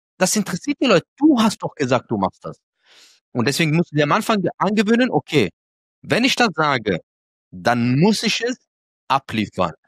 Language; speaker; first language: German; early bilingual, other home language; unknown